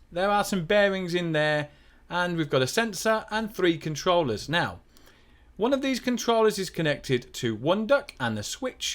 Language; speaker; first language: English; native; English